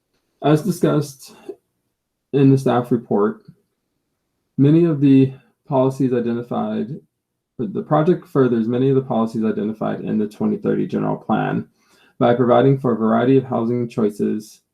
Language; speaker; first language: English; native; English